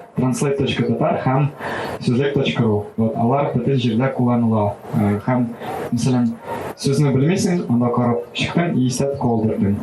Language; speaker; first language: Tatar; non-native, local second language; Russian